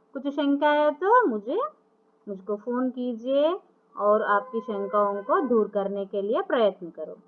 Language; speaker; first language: Hindi; non-native, local second language; Telugu